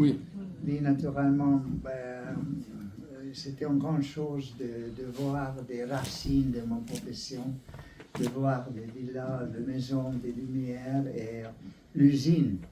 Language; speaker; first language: French; non-native, learner; Hungarian